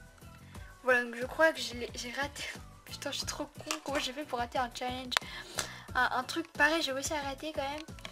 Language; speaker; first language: French; native; French